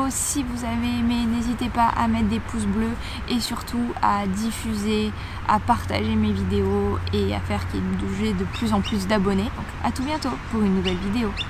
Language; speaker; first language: French; native; French